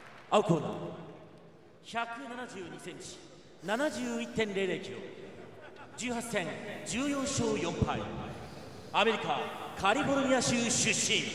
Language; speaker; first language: Japanese; native; Japanese